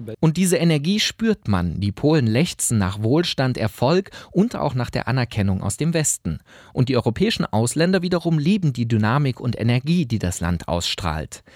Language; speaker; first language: German; native; German